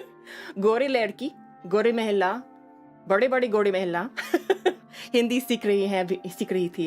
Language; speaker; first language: Hindi; non-native, learner; English